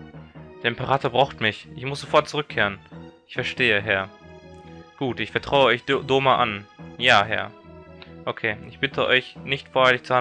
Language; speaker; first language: German; native; German